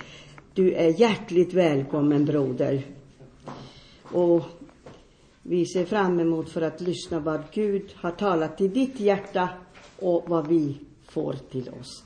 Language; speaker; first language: Swedish; non-native, fluent; Finnish